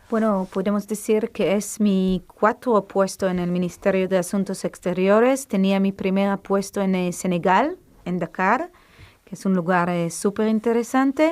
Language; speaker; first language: Spanish; non-native, fluent; Hebrew